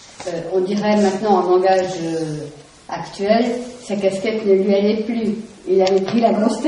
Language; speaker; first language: French; native; French